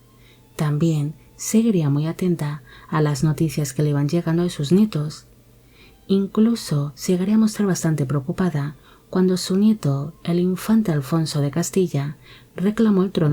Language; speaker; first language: Spanish; native; Spanish